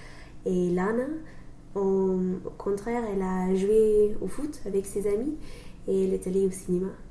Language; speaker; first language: French; non-native, learner; English